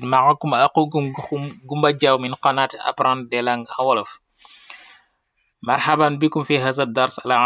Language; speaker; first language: Arabic; non-native, fluent; Wolof